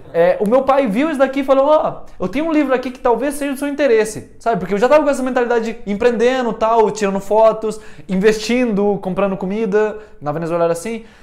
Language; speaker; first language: Portuguese; early bilingual, heritage; Portuguese